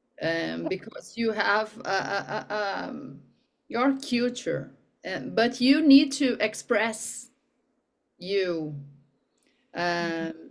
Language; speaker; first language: English; non-native, learner; Portuguese